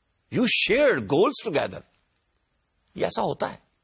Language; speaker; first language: English; non-native, local second language; Urdu